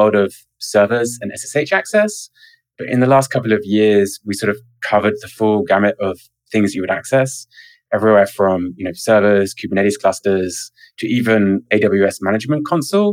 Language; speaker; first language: English; native; English